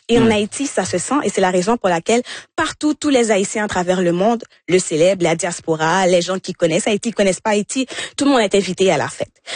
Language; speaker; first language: French; early bilingual, other home language; Haitian Creole